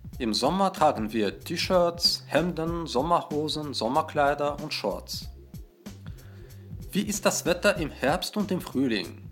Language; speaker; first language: German; non-native, fluent; Russian